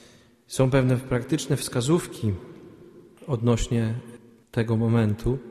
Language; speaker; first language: Polish; native; Polish